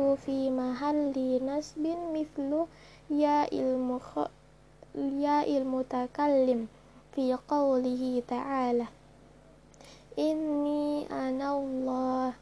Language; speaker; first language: Arabic; non-native, learner; Indonesian